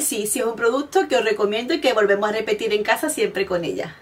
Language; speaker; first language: Spanish; native; Spanish